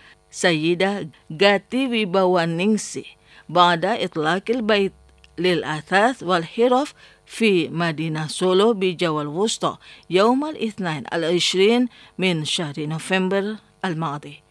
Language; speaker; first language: Arabic; non-native, fluent; Indonesian